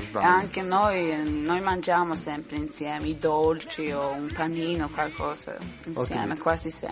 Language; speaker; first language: Italian; non-native, learner; Swedish